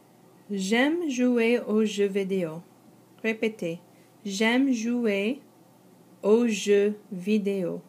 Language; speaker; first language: French; non-native, fluent; English